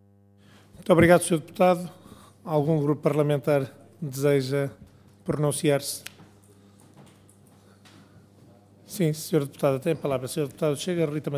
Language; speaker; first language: Portuguese; native; Portuguese